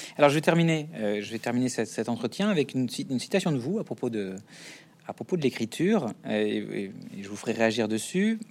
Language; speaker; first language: French; native; French